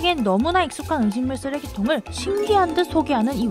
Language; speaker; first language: Korean; native; Korean